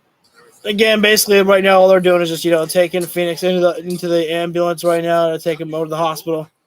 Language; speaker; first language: English; native; English